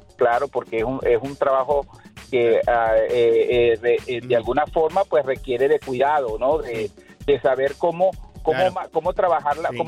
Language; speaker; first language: Spanish; native; Spanish